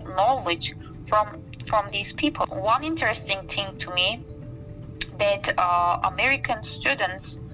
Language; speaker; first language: English; non-native, fluent; Turkish